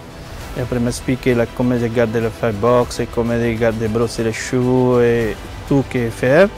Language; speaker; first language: French; non-native, learner; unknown